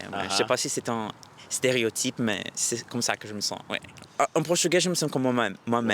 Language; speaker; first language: French; non-native, fluent; Portuguese